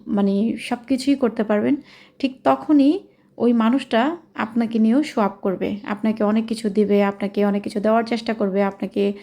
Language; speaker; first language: Bangla; native; Bangla